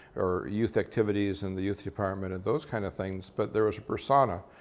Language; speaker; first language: English; native; English